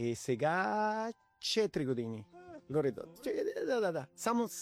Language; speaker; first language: Bulgarian; non-native, learner; Spanish